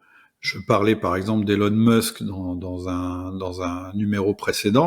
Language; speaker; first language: French; native; French